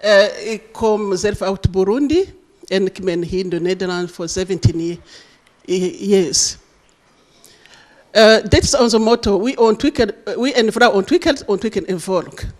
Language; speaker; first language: Dutch; non-native, learner; Rundi